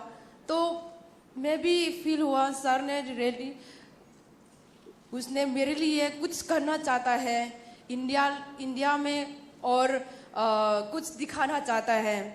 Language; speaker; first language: Hindi; non-native, local second language; Manipuri